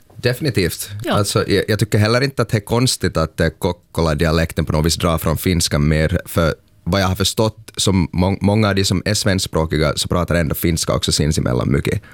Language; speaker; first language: Swedish; native; Swedish